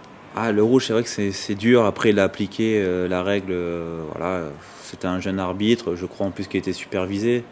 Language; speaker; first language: French; native; French